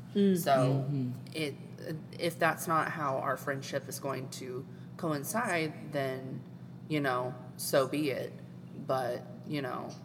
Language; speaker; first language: English; native; English